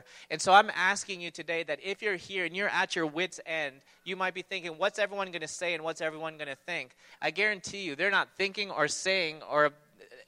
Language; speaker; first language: English; native; English